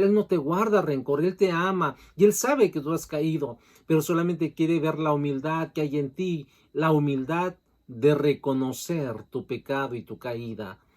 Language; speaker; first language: Spanish; native; Spanish